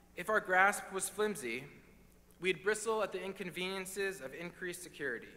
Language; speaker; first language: English; native; English